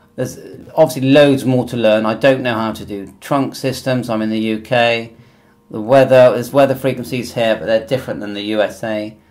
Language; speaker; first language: English; native; English